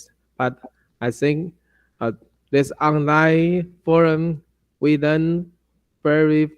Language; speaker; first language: English; non-native, learner; Chinese